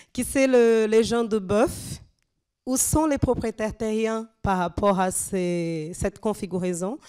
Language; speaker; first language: French; non-native, fluent; Portuguese